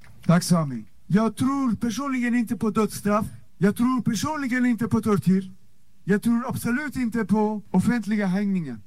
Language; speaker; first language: Swedish; non-native, fluent; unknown